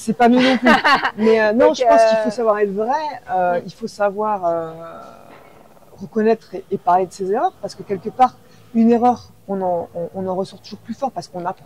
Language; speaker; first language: French; native; French